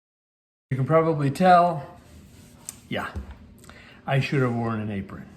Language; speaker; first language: English; native; English